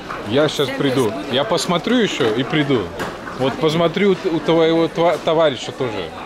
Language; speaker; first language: Russian; non-native, fluent; Hungarian